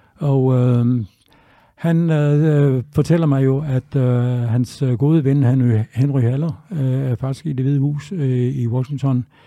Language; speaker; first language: Danish; native; Danish